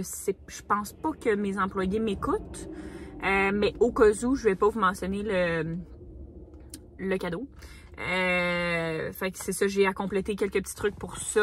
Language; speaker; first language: French; native; French